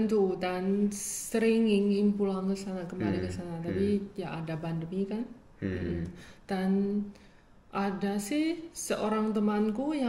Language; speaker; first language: Indonesian; non-native, fluent; Chinese